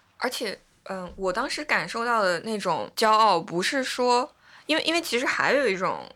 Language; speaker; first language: Chinese; native; Chinese